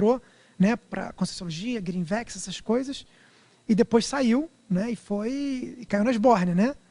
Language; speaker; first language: Portuguese; native; Portuguese